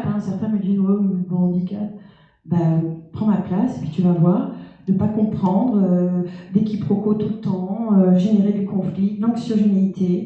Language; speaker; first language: French; native; French